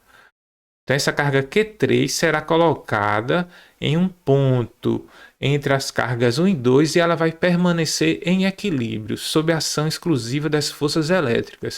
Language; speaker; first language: Portuguese; native; Portuguese